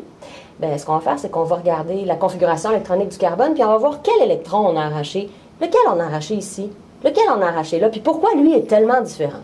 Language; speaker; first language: French; native; French